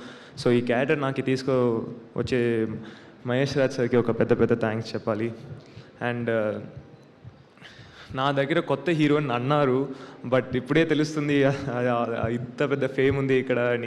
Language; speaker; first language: Telugu; non-native, learner; Tamil